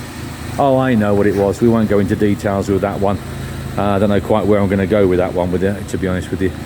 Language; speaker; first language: English; native; English